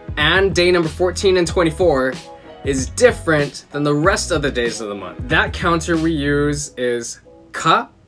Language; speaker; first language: English; native; English